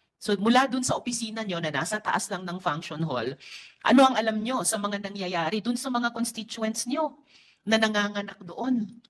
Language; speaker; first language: Filipino; native; Filipino